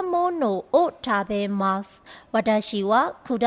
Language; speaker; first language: Japanese; non-native, fluent; Burmese